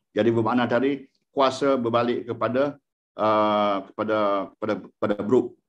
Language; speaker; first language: Malay; non-native, local second language; Iban